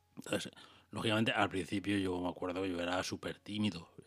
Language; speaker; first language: Spanish; native; Spanish